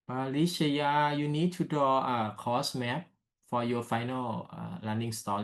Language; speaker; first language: English; non-native, learner; Thai